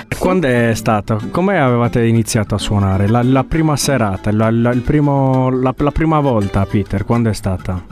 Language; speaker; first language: Italian; native; Italian